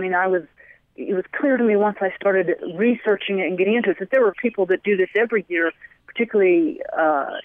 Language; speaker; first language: English; native; English